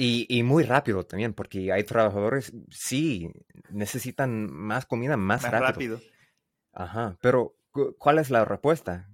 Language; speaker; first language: Spanish; non-native, learner; English